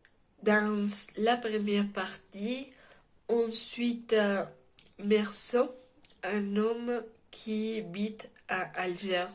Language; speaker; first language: French; non-native, learner; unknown